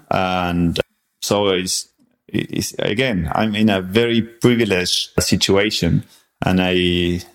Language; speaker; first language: English; non-native, fluent; Spanish